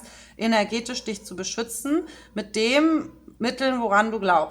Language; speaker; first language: German; native; German